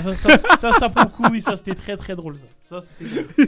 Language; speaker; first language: French; native; French